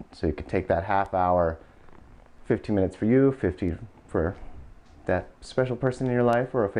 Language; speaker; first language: English; native; English